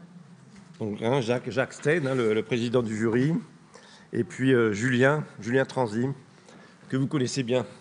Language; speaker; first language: French; native; French